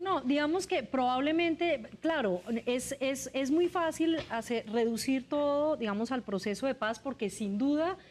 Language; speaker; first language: Spanish; native; Spanish